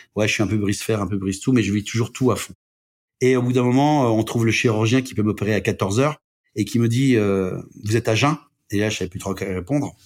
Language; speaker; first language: French; native; French